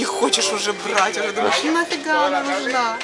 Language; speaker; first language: Russian; native; Russian